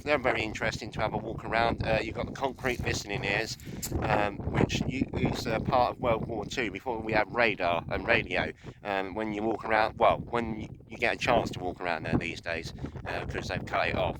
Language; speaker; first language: English; native; English